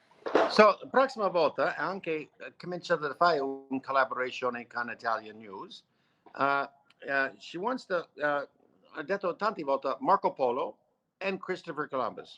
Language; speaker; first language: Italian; non-native, learner; English